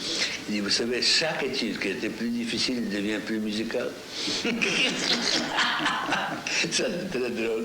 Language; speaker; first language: French; non-native, fluent; Russian